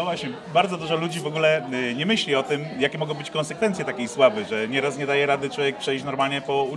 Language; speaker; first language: Polish; native; Polish